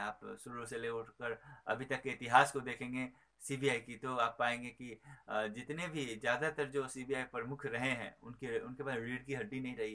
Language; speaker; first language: Hindi; native; Hindi